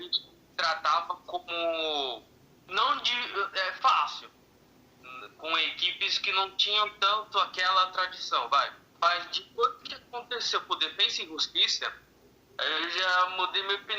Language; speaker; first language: Portuguese; native; Portuguese